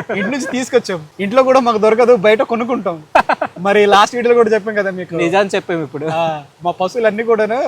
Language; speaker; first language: Telugu; native; Telugu